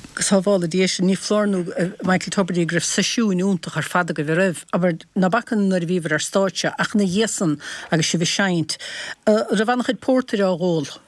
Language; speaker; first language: Irish; native; Irish